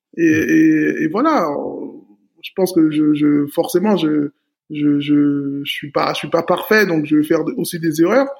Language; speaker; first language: French; native; French